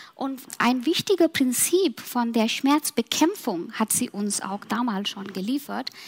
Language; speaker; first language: German; non-native, fluent; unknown